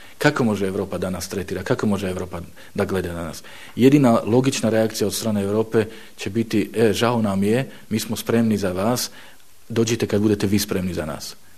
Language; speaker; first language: Bosnian; non-native, fluent; Slovak